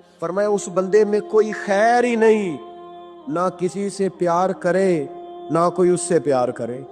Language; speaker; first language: Urdu; non-native, local second language; Punjabi